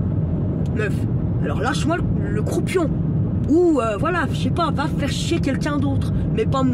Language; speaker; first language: French; native; French